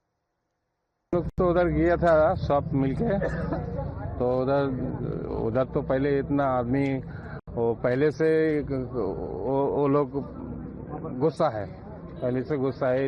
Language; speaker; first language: Hindi; non-native, local second language; Bangla